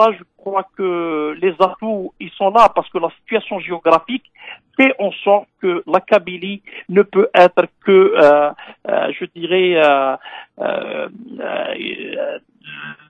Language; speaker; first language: French; non-native, local second language; Kabyle